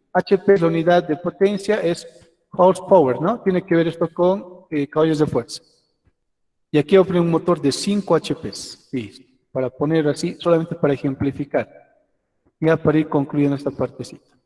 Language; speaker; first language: Spanish; native; Spanish